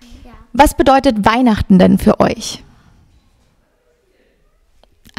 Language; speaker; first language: German; native; German